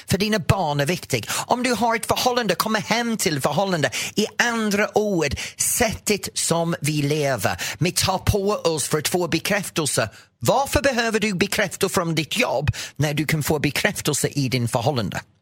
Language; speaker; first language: Swedish; non-native, fluent; English